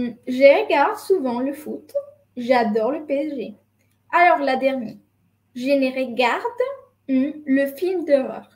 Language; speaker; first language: French; non-native, fluent; Spanish